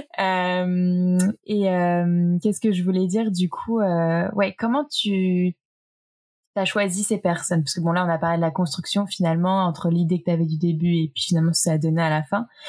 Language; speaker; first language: French; native; French